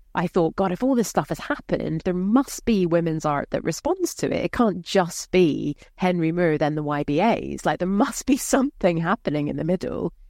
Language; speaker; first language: English; native; English